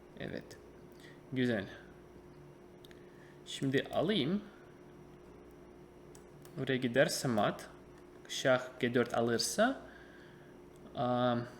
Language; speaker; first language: Turkish; non-native, fluent; Russian